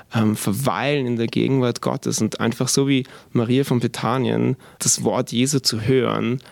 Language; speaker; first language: German; native; German